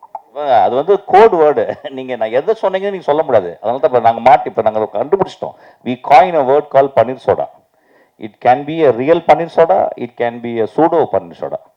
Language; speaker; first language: Tamil; native; Tamil